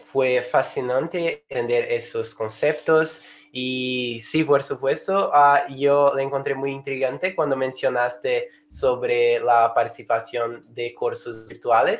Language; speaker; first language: Spanish; non-native, fluent; Portuguese